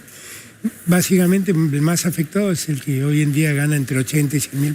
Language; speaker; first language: Spanish; native; Spanish